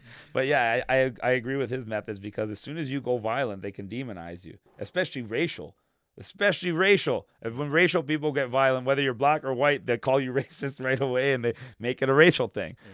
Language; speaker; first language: English; native; English